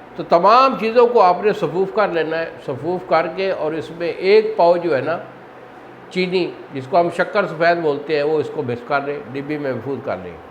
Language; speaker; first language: Urdu; non-native, local second language; Punjabi